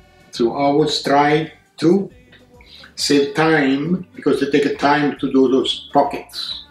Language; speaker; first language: English; non-native, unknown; Italian